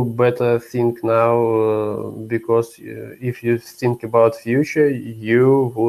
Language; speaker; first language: English; non-native, learner; Russian